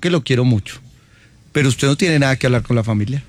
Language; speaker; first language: Spanish; native; Spanish